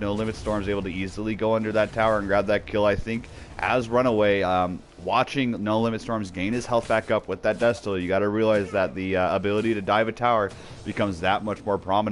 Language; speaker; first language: English; native; English